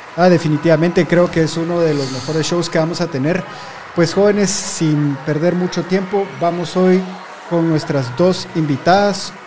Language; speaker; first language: Spanish; native; Spanish